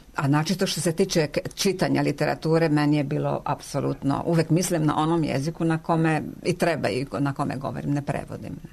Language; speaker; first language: Serbian; non-native, local second language; Hungarian